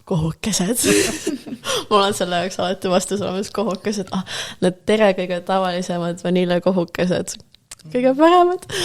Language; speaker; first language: Estonian; non-native, local second language; Russian